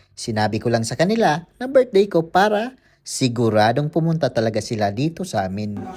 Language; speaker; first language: Filipino; native; Filipino